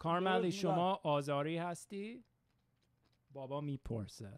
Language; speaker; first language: Persian; early bilingual, heritage; Persian